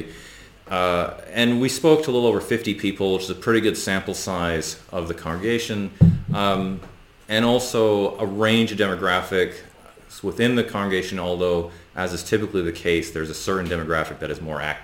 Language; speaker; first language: English; native; English